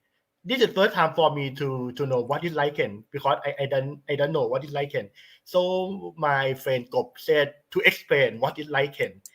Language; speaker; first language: English; non-native, learner; Thai